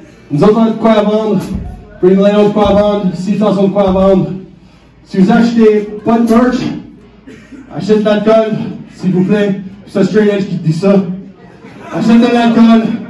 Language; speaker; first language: French; native; French